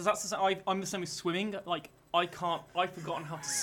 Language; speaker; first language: English; native; English